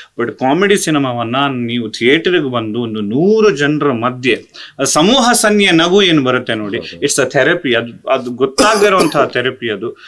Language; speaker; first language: Kannada; non-native, local second language; Tulu